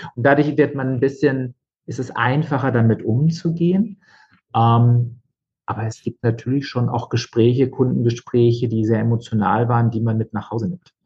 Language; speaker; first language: German; native; German